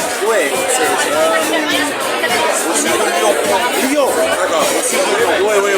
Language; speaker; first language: French; non-native, learner; Catalan